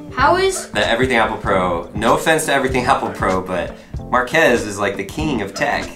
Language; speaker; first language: English; native; English